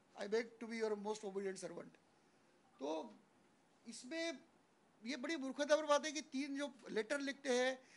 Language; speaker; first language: Hindi; non-native, local second language; Marathi